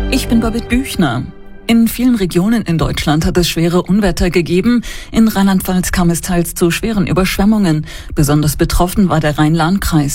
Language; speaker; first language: German; native; German